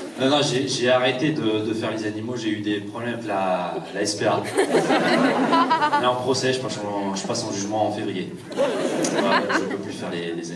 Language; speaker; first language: French; native; French